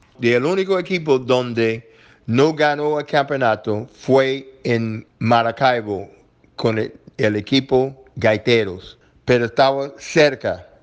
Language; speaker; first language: Spanish; non-native, learner; English